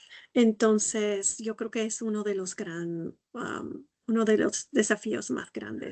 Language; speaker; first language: Spanish; non-native, fluent; English